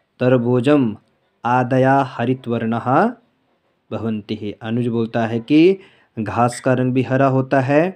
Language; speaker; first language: Hindi; native; Hindi